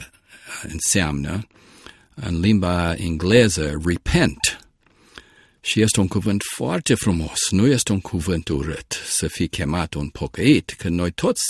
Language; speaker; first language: Romanian; early bilingual, heritage; Romanian